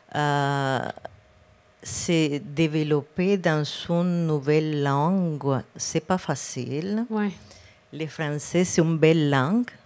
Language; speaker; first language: French; non-native, fluent; Spanish